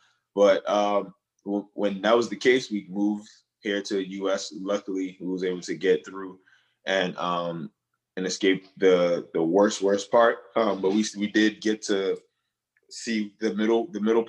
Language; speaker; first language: English; early bilingual, other home language; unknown